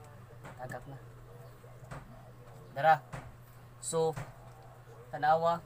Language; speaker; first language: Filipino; non-native, local second language; Cebuano